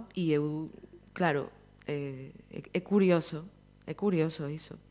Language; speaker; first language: Galician; native; Galician